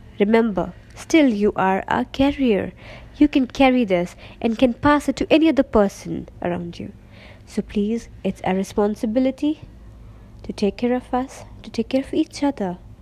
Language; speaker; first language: English; non-native, local second language; Urdu